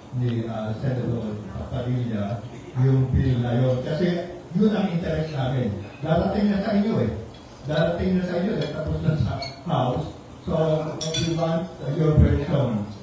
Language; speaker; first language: Filipino; native; Filipino